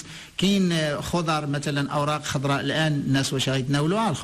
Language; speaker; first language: Arabic; native; Arabic